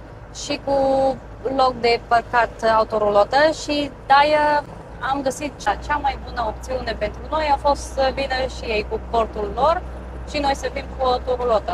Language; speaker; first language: Romanian; non-native, fluent; Bulgarian